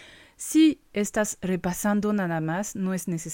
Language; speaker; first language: Spanish; non-native, fluent; French